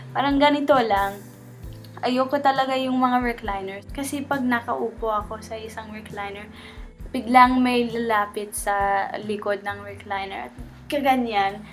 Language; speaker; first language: Filipino; early bilingual, heritage; Filipino